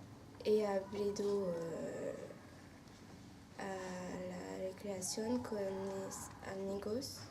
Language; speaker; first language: Spanish; non-native, learner; French